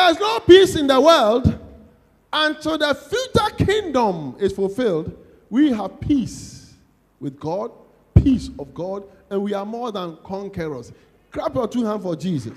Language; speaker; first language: English; non-native, local second language; Akan